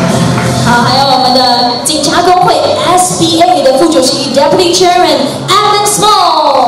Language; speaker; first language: Chinese; native; Chinese